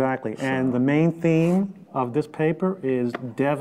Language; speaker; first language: English; native; English